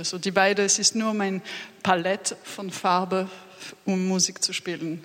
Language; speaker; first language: German; non-native, learner; French